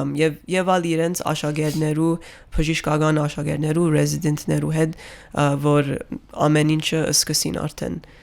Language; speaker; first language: Armenian; early bilingual, heritage; Armenian